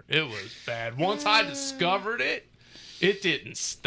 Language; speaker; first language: English; native; English